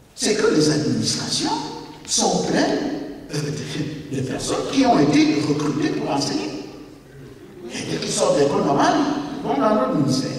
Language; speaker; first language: French; native; French